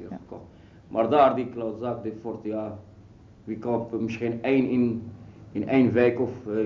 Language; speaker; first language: Dutch; non-native, learner; Arabic